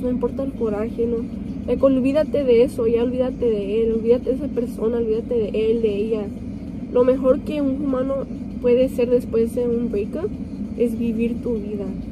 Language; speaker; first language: Spanish; early bilingual, heritage; Spanish